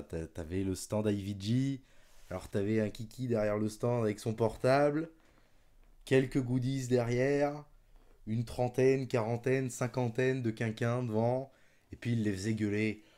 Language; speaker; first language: French; native; French